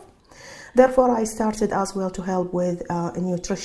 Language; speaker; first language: English; non-native, fluent; Arabic